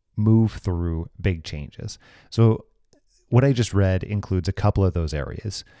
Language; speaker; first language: English; native; English